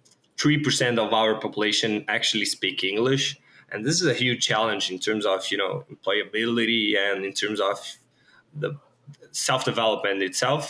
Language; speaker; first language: English; non-native, fluent; Portuguese